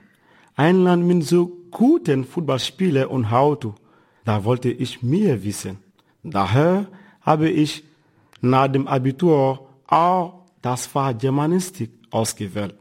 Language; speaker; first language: German; non-native, fluent; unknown